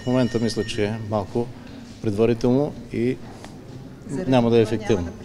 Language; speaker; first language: Bulgarian; native; Bulgarian